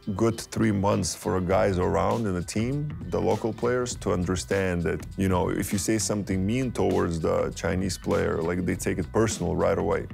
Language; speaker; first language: English; non-native, fluent; Lithuanian